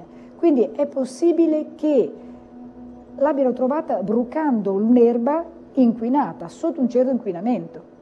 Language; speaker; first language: Italian; native; Italian